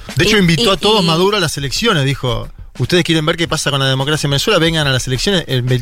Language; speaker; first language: Spanish; native; Spanish